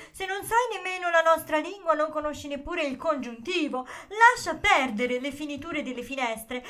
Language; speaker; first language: Italian; native; Italian